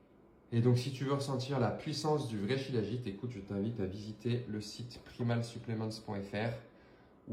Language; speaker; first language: French; native; French